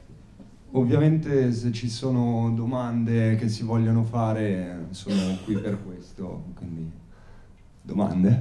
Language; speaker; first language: Italian; native; Italian